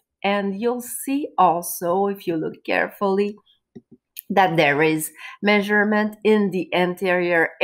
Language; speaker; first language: English; non-native, fluent; French